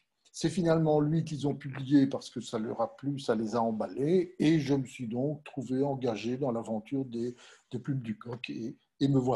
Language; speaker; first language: French; native; French